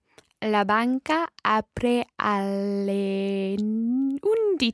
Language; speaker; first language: Italian; non-native, learner; English